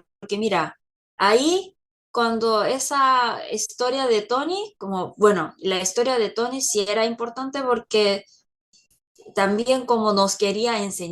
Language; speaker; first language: Spanish; non-native, fluent; Korean